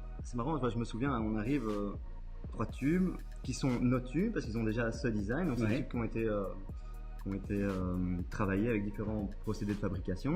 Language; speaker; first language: French; native; French